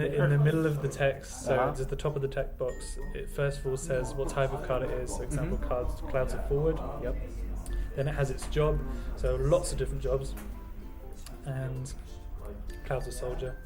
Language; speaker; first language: English; native; English